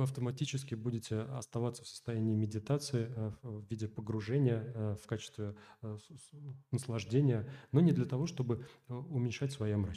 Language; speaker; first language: Russian; native; Russian